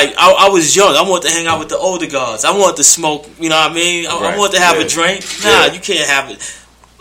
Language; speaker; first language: English; native; English